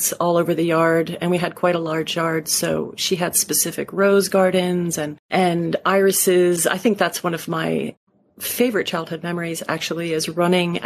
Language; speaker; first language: English; native; English